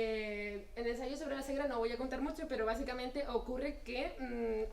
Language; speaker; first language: Spanish; native; Spanish